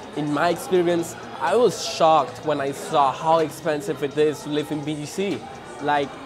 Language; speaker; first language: English; non-native, fluent; Spanish